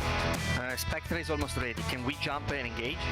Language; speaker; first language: English; non-native, fluent; German